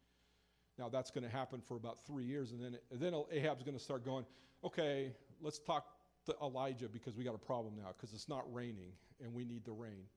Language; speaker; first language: English; native; English